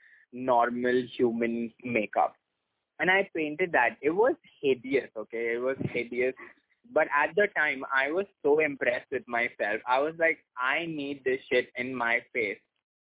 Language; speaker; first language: English; non-native, local second language; Hindi